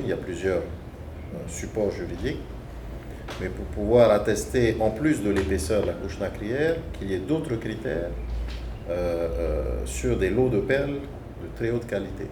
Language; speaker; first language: French; native; French